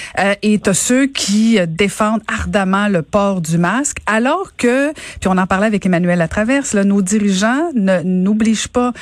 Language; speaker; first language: French; native; French